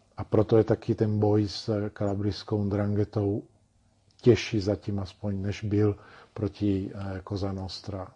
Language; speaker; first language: Czech; non-native, fluent; Italian